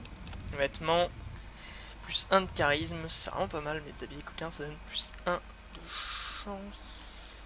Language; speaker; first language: French; native; French